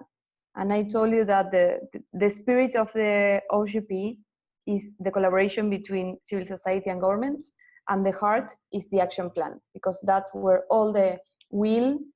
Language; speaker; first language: English; non-native, fluent; Spanish